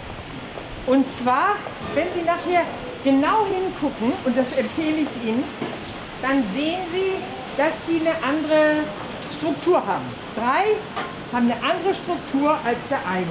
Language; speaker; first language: German; native; German